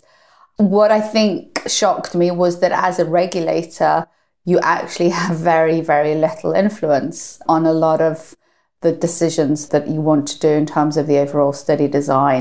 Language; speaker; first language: English; native; English